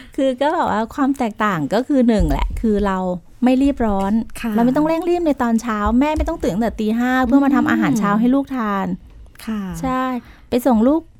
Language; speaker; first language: Thai; native; Thai